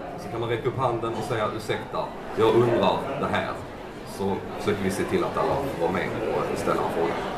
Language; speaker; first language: Swedish; native; Swedish